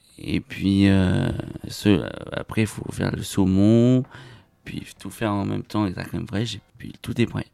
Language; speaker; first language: French; native; French